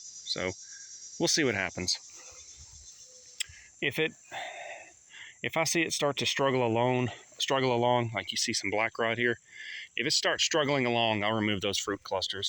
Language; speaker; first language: English; native; English